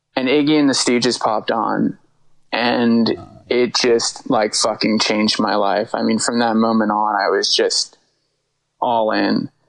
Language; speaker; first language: English; native; English